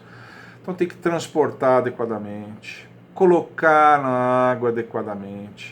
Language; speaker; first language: Portuguese; native; Portuguese